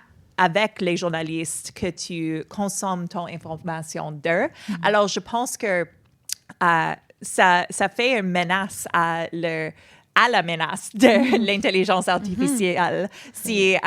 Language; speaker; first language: French; non-native, fluent; English